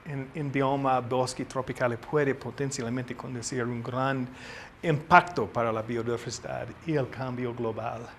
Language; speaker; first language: Spanish; non-native, learner; English